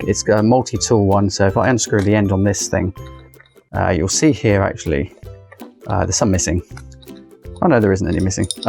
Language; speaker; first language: English; native; English